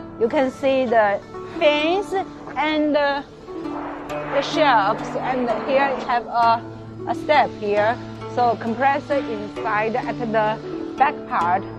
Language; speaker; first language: English; non-native, learner; Chinese